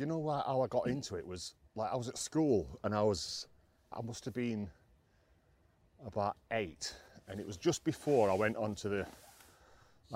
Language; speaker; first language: English; native; English